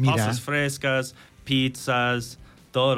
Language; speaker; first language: Spanish; non-native, learner; English